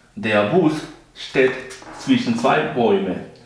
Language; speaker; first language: German; non-native, fluent; Spanish